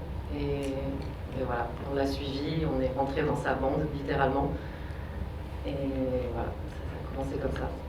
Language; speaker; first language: French; native; French